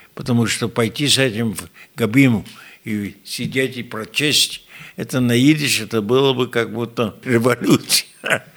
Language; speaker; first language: Russian; non-native, fluent; Yiddish